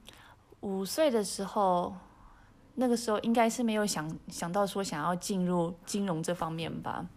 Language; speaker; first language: Chinese; early bilingual, heritage; Chinese